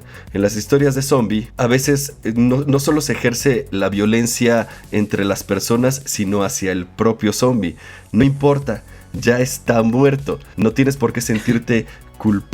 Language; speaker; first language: Spanish; native; Spanish